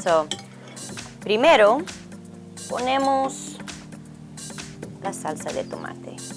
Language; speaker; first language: Spanish; early bilingual, heritage; English